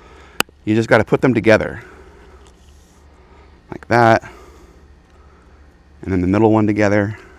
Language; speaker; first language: English; native; English